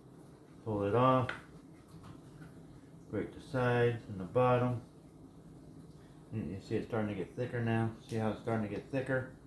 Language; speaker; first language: English; native; English